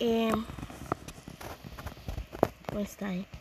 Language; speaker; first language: Italian; early bilingual, other home language; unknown